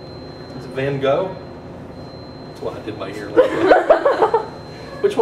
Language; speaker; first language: English; native; English